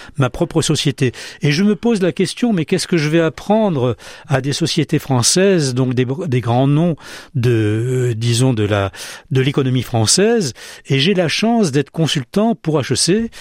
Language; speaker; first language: French; native; French